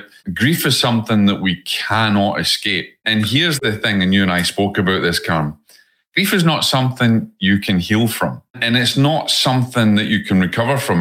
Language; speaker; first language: English; native; English